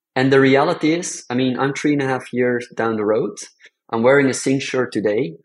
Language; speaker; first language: English; non-native, fluent; Dutch